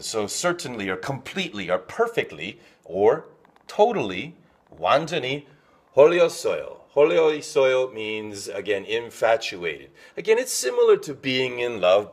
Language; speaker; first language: English; native; English